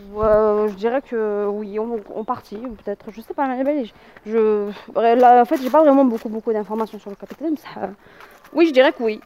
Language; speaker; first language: French; non-native, local second language; Arabic